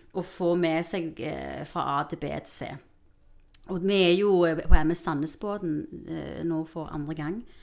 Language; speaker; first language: Norwegian; early bilingual, other home language; Spanish